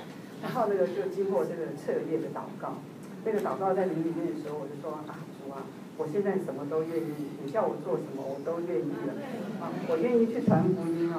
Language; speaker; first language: Chinese; native; Chinese